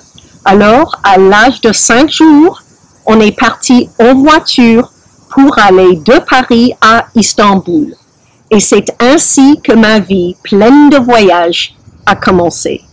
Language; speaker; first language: French; early bilingual, heritage; French